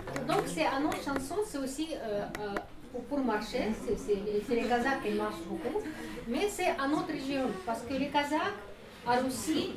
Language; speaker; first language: French; non-native, learner; Russian